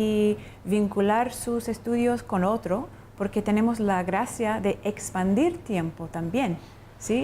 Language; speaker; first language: Spanish; non-native, fluent; English